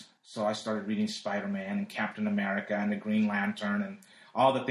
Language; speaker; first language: English; early bilingual, other home language; Spanish